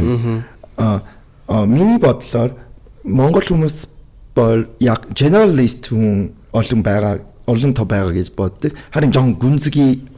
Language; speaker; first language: Mongolian; non-native, fluent; Korean